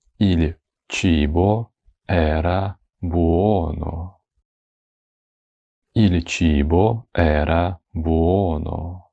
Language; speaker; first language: Italian; non-native, fluent; Ukrainian